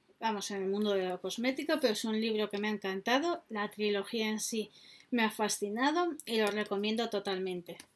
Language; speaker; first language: Spanish; native; Spanish